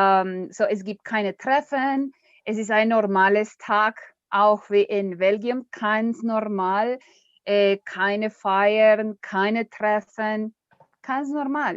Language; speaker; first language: German; non-native, learner; Spanish